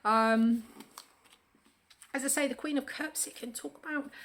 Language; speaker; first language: English; native; English